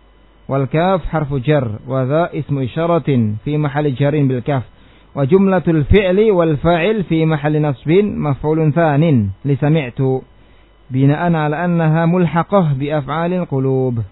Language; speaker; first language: Arabic; non-native, fluent; Indonesian